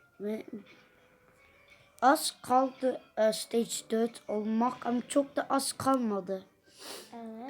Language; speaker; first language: Turkish; early bilingual, heritage; Dutch